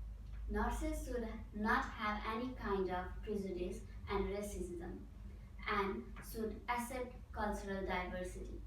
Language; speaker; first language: English; non-native, fluent; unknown